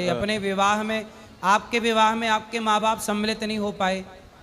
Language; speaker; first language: Hindi; native; Hindi